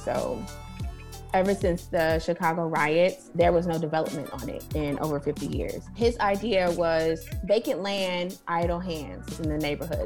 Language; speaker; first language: English; native; English